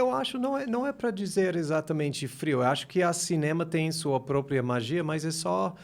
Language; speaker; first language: Portuguese; non-native, fluent; English